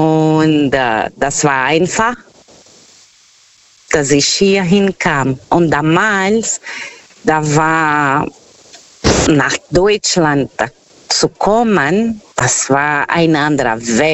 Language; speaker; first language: German; non-native, learner; Portuguese